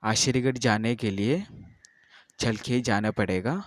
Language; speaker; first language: Hindi; non-native, local second language; Malayalam